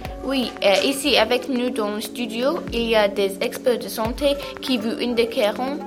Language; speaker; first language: French; non-native, learner; English